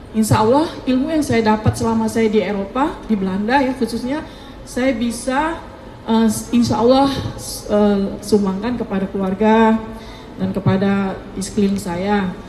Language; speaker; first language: Indonesian; native; Indonesian